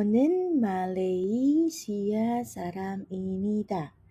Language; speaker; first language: Korean; non-native, fluent; Indonesian